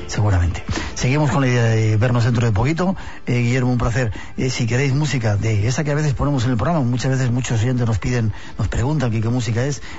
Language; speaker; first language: Spanish; native; Spanish